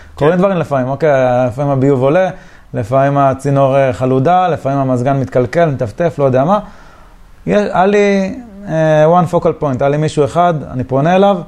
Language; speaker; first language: Hebrew; native; Hebrew